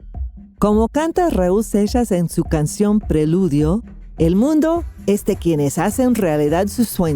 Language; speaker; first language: Spanish; non-native, fluent; English